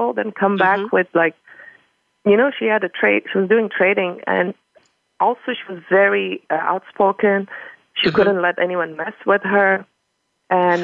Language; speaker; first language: English; non-native, fluent; Persian